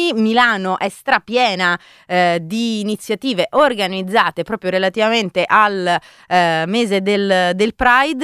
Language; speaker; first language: Italian; native; Italian